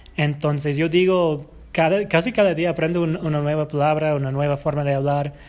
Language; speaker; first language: Spanish; non-native, fluent; English